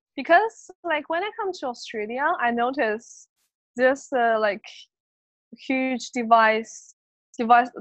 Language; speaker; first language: English; non-native, fluent; Chinese